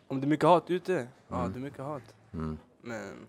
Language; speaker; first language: Swedish; early bilingual, other home language; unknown